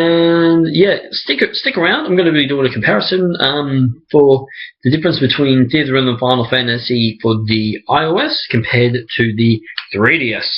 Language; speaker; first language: English; native; English